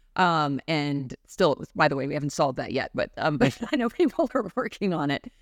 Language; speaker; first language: English; native; English